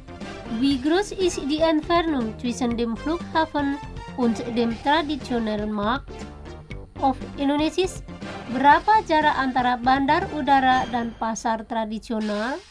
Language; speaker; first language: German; non-native, fluent; Indonesian